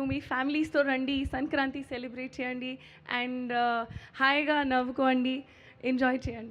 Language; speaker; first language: Telugu; non-native, learner; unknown